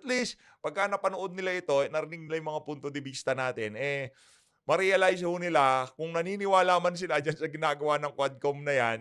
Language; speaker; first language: Filipino; native; Filipino